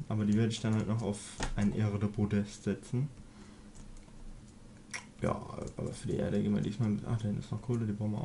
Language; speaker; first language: German; native; German